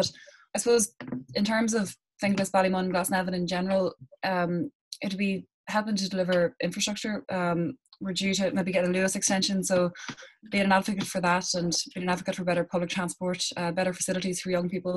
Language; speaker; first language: English; native; English